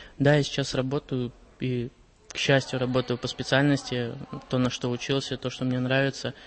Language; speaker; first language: Russian; native; Russian